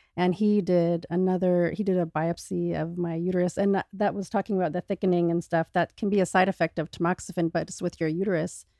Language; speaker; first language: English; native; English